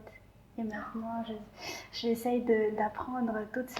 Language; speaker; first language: French; non-native, local second language; Malagasy